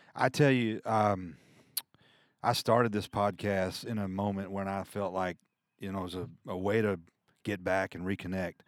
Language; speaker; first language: English; native; English